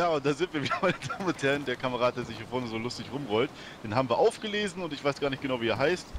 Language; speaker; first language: German; native; German